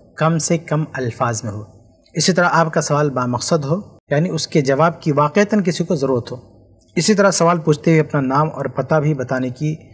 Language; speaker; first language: Hindi; native; Hindi